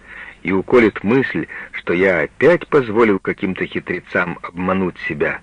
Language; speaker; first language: Russian; native; Russian